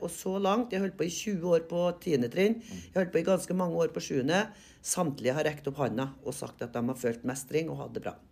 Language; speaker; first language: Norwegian; native; Norwegian